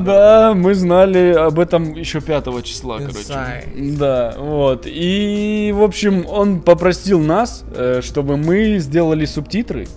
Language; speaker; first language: Russian; native; Russian